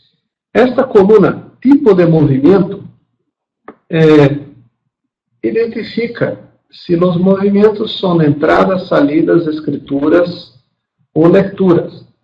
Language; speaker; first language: Spanish; non-native, fluent; Portuguese